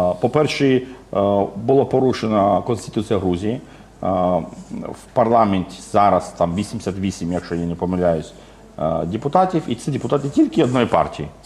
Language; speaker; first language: Ukrainian; non-native, fluent; Georgian